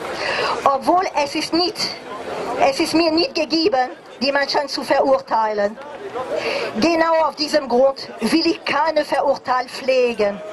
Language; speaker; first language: German; non-native, fluent; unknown